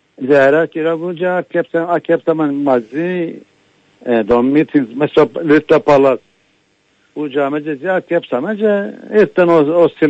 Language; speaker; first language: Greek; non-native, local second language; Turkish